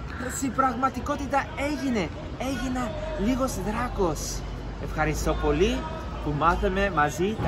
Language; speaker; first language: Greek; early bilingual, heritage; English